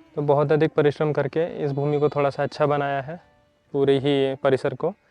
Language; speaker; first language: Hindi; native; Hindi